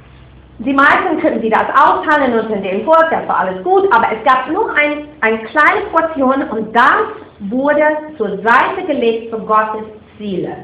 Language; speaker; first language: German; non-native, fluent; English